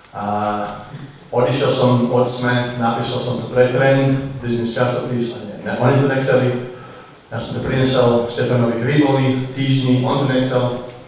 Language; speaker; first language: Slovak; non-native, fluent; English